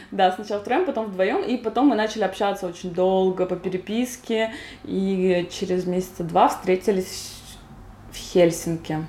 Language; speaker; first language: Russian; native; Russian